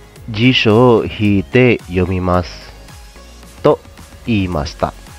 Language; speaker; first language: Japanese; non-native, fluent; Indonesian